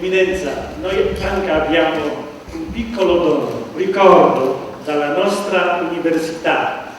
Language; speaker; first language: Italian; non-native, learner; Polish